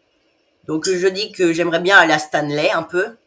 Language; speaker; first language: French; native; French